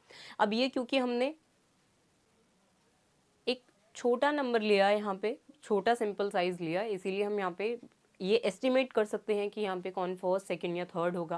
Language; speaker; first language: Hindi; native; Hindi